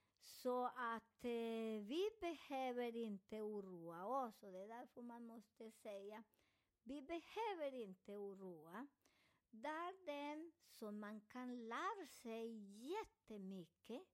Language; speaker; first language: Swedish; non-native, learner; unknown